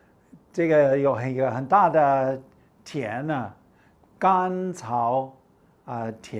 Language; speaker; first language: Chinese; non-native, fluent; English